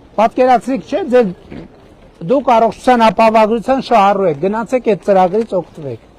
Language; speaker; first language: Armenian; native; Armenian